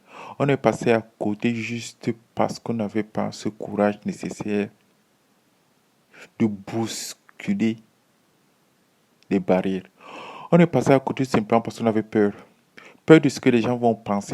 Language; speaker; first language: French; native; French